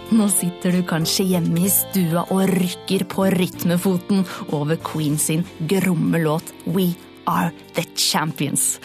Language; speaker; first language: Norwegian; native; Norwegian